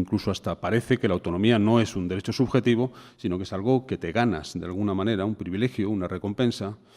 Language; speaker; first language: Spanish; native; Spanish